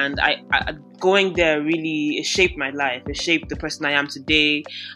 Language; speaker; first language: English; non-native, local second language; Yoruba